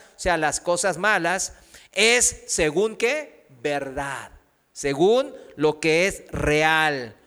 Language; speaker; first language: Spanish; non-native, fluent; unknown